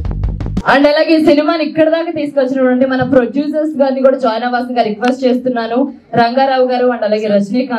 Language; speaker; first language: Telugu; native; Telugu